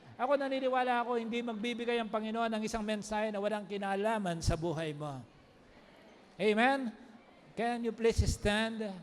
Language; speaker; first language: Filipino; non-native, local second language; Pampanga